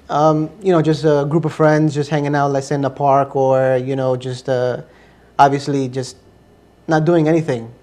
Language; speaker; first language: English; early bilingual, other home language; Spanish